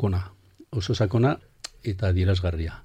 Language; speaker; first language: Basque; non-native, local second language; Spanish